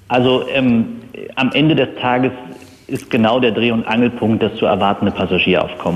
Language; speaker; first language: German; native; German